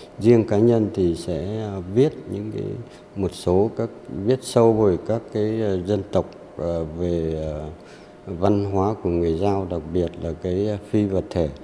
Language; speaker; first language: Vietnamese; non-native, local second language; Iu Mien